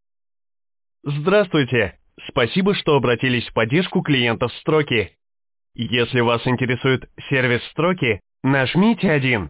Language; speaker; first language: Russian; native; Russian